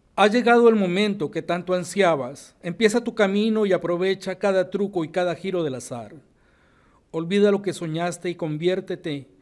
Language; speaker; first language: Spanish; native; Spanish